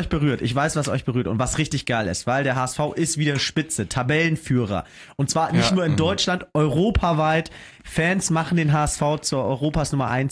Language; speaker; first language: German; native; German